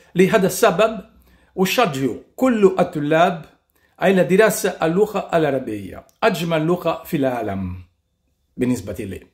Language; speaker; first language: Arabic; non-native, fluent; Italian